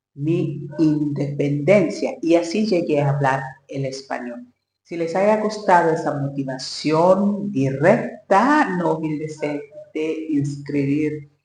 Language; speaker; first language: Spanish; non-native, learner; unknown